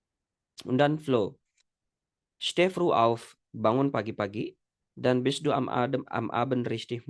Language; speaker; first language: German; non-native, fluent; Indonesian